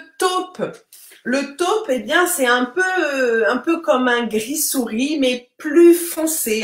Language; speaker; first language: French; native; French